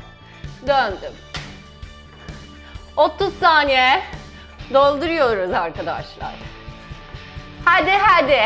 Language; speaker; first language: Turkish; non-native, fluent; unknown